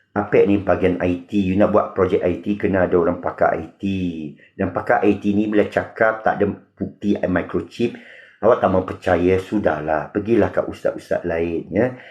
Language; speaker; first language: Malay; non-native, local second language; Min Nan Chinese